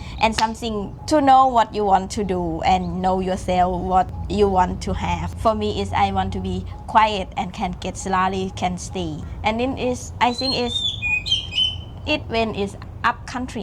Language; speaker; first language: English; non-native, learner; Thai